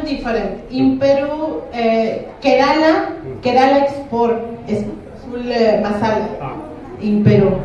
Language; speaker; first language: English; non-native, learner; Spanish